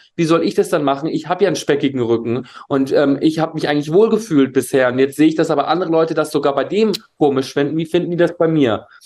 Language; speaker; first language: German; native; German